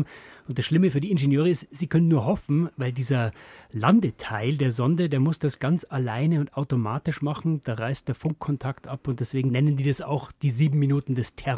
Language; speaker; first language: German; native; German